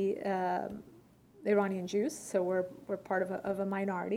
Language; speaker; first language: English; early bilingual, other home language; Persian